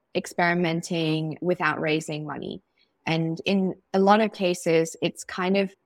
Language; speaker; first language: English; native; English